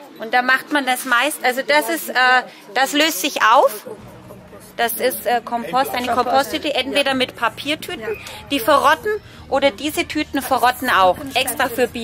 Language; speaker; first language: German; native; German